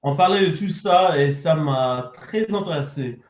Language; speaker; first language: French; non-native, fluent; English